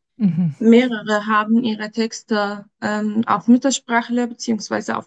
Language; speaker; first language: German; non-native, fluent; Arabic